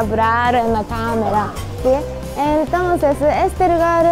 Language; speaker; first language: Spanish; non-native, learner; Japanese